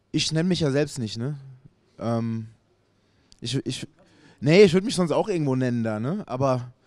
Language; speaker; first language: German; native; German